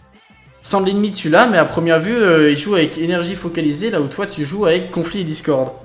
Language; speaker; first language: French; native; French